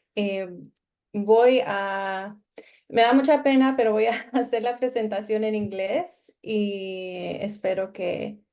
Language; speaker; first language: Spanish; non-native, learner; English